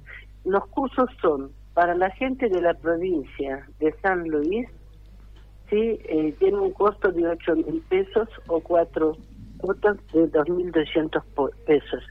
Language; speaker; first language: Spanish; non-native, fluent; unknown